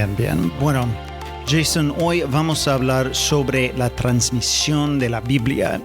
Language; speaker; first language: Spanish; non-native, fluent; English